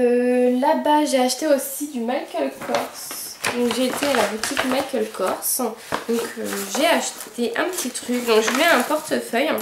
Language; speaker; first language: French; native; French